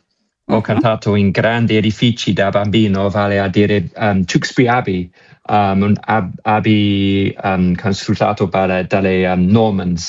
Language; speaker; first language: Italian; non-native, learner; English